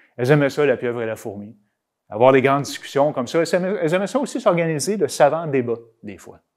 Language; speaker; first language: French; native; French